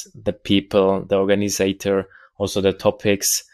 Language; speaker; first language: English; non-native, fluent; German